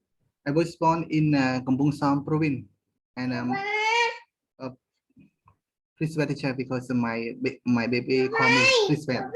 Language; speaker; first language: English; non-native, learner; Khmer